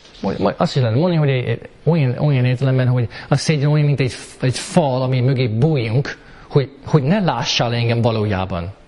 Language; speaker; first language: Hungarian; early bilingual, heritage; Hungarian